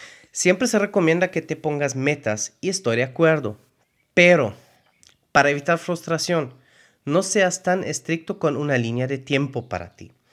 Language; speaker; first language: Spanish; non-native, fluent; German